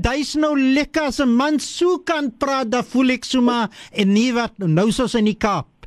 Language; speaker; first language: Afrikaans; early bilingual, heritage; Afrikaans